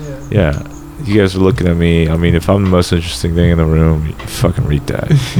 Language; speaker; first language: English; early bilingual, other home language; Polish